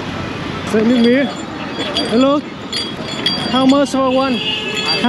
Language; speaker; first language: English; non-native, learner; Vietnamese